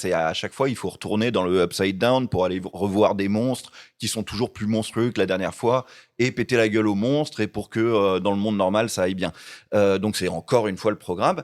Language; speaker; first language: French; native; French